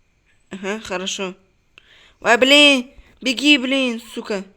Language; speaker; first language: Russian; non-native, local second language; Uzbek